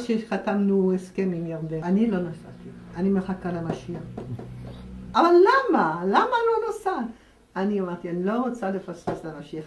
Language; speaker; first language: Hebrew; non-native, fluent; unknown